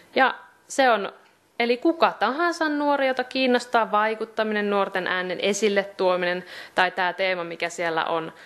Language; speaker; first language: Finnish; native; Finnish